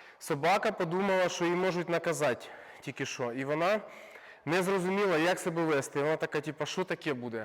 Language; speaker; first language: Ukrainian; non-native, local second language; Russian